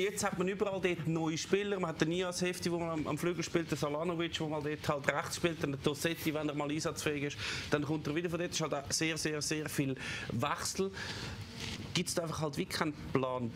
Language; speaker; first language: German; native; German